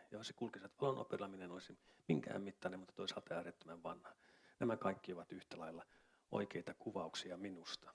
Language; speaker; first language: Finnish; native; Finnish